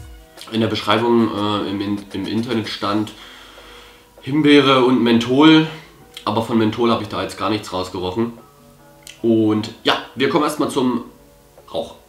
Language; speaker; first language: German; native; German